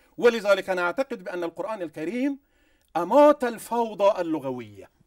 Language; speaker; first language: Arabic; non-native, fluent; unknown